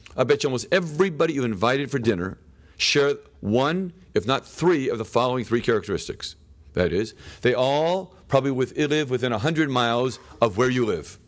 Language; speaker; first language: English; native; English